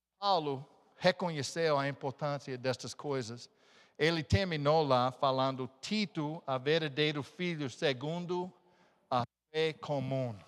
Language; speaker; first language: Portuguese; non-native, fluent; English